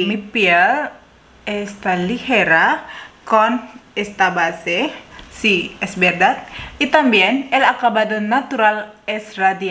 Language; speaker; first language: Spanish; non-native, learner; Indonesian